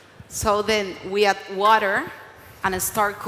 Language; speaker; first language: English; non-native, learner; Spanish